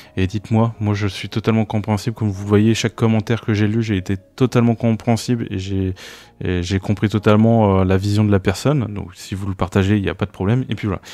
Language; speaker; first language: French; native; French